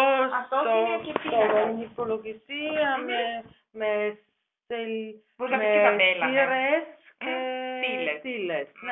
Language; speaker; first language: Greek; non-native, fluent; German